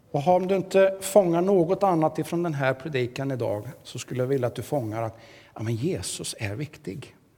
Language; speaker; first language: Swedish; native; Swedish